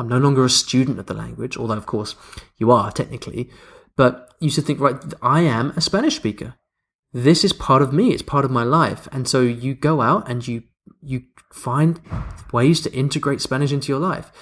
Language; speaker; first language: English; native; English